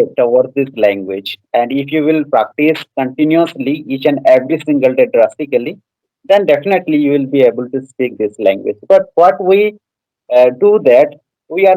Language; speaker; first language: English; non-native, fluent; Odia